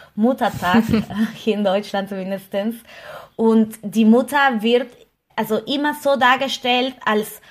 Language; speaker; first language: German; non-native, fluent; Spanish